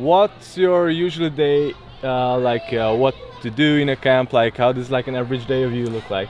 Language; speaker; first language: English; non-native, fluent; Hungarian